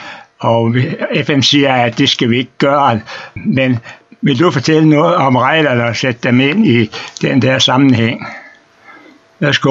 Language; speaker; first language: Danish; native; Danish